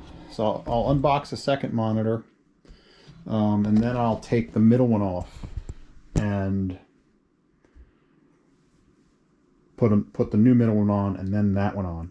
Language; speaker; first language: English; native; English